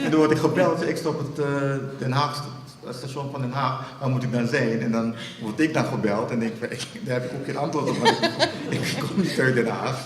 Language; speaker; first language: Dutch; native; Dutch